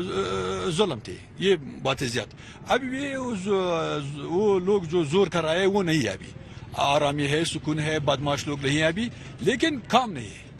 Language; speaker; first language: Hindi; non-native, learner; Persian